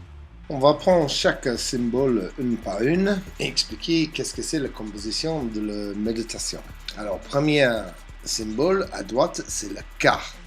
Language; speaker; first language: French; non-native, fluent; English